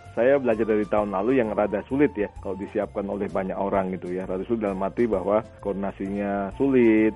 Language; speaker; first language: Indonesian; native; Indonesian